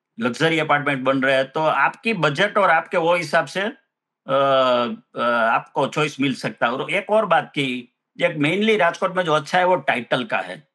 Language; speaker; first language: Hindi; non-native, local second language; Gujarati